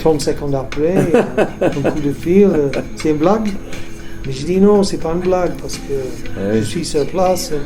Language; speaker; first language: French; non-native, fluent; English